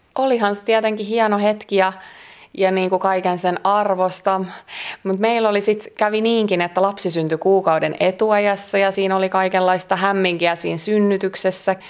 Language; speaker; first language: Finnish; native; Finnish